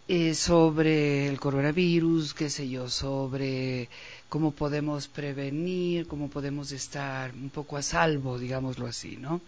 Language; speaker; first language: Spanish; native; Spanish